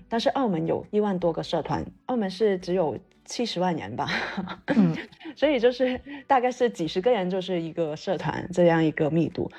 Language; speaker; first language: Chinese; non-native, local second language; Cantonese